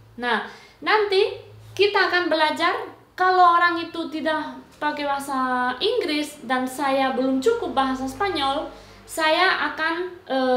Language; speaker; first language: Indonesian; non-native, fluent; Spanish